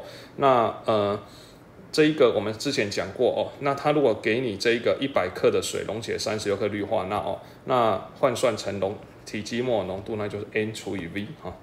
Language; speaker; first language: Chinese; native; Chinese